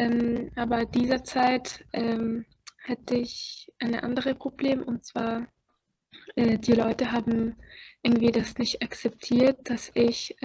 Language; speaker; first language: German; non-native, fluent; Arabic